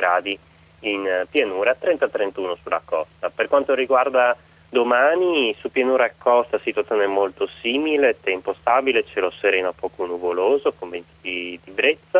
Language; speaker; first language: Italian; native; Italian